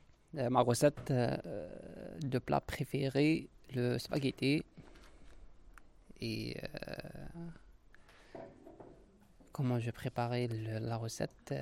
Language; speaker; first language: French; non-native, learner; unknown